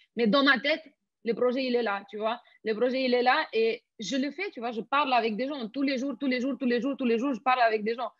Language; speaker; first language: French; non-native, fluent; Romanian